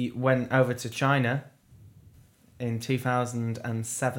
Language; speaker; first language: English; native; English